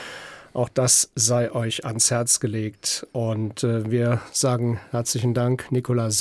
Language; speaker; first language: German; native; German